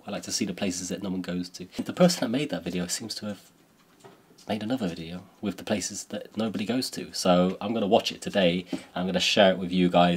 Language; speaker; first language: English; native; English